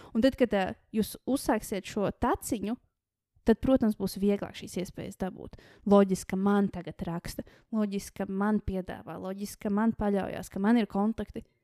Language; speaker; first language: Latvian; native; Latvian